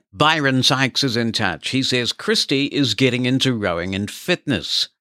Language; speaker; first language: English; native; English